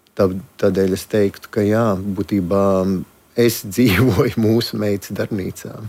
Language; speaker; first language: Latvian; native; Latvian